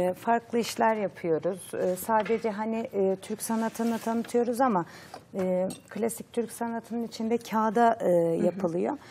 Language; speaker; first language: Turkish; native; Turkish